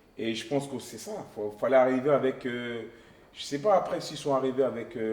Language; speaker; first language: French; early bilingual, other home language; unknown